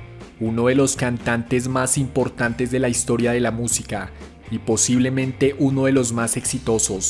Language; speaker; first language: Spanish; native; Spanish